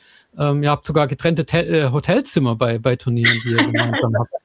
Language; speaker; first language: German; native; German